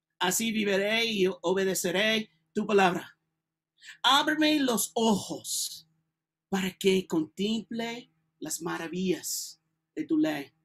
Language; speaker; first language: Spanish; non-native, learner; English